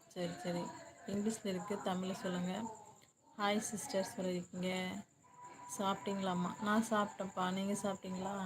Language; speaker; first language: Tamil; native; Tamil